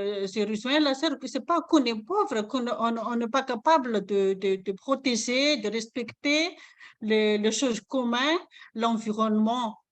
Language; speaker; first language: French; non-native, local second language; Malagasy